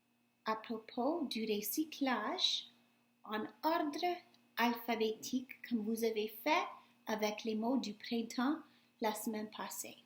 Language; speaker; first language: French; non-native, fluent; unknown